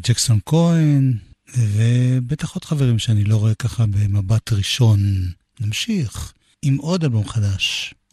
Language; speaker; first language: Hebrew; native; Hebrew